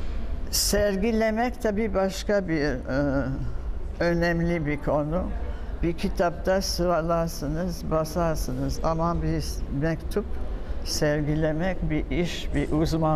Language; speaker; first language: Turkish; non-native, fluent; French